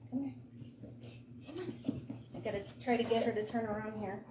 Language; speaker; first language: English; native; English